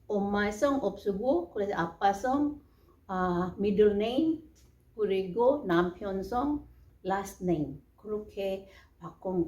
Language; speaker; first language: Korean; non-native, learner; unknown